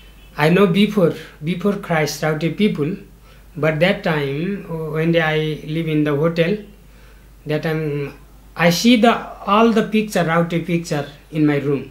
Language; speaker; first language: English; non-native, learner; Nepali